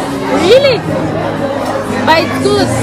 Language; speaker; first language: English; non-native, learner; Portuguese